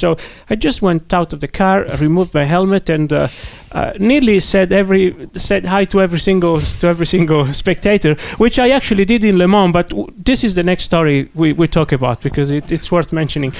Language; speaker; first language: English; non-native, fluent; Italian